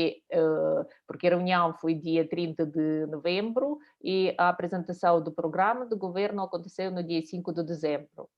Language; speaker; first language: Portuguese; non-native, fluent; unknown